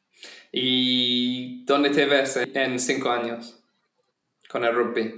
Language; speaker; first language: Spanish; non-native, fluent; English